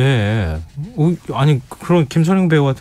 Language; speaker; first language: Korean; native; Korean